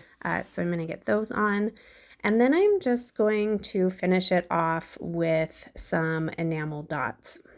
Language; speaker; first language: English; native; English